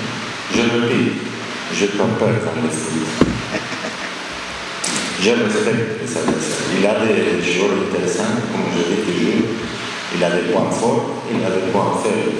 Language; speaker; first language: French; non-native, fluent; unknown